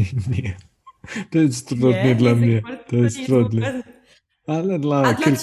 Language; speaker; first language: Polish; non-native, learner; English